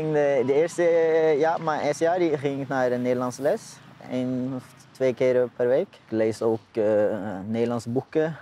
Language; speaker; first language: Dutch; non-native, fluent; Norwegian